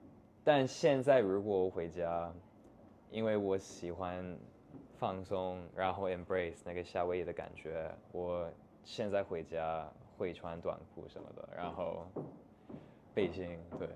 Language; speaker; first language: Chinese; non-native, fluent; English